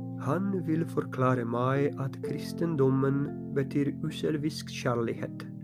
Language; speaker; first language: Norwegian; non-native, fluent; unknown